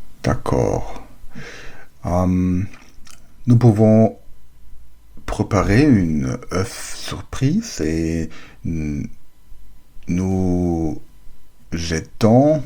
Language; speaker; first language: French; non-native, learner; German